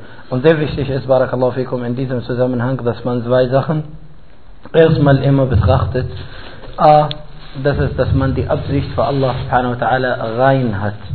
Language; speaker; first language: German; non-native, fluent; Arabic